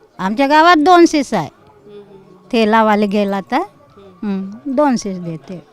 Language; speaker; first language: Marathi; non-native, local second language; Gondi